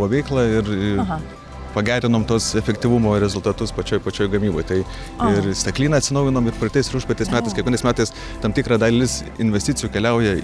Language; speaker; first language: Lithuanian; native; Lithuanian